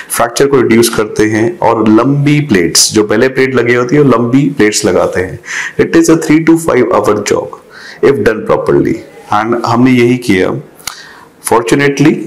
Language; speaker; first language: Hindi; native; Hindi